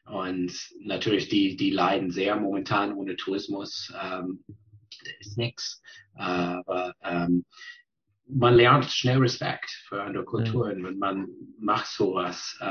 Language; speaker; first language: German; non-native, fluent; English